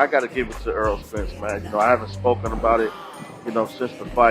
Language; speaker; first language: English; native; English